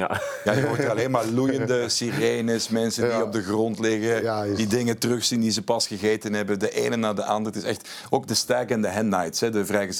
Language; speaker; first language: Dutch; native; Dutch